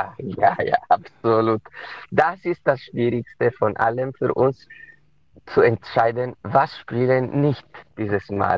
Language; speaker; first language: German; non-native, local second language; Italian